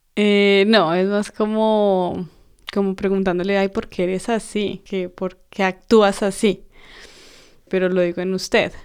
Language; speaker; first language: Spanish; native; Spanish